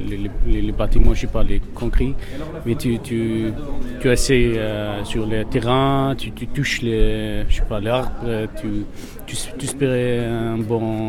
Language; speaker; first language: French; non-native, learner; Arabic